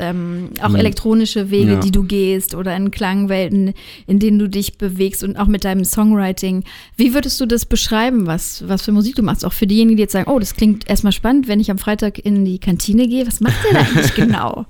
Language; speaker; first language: German; native; German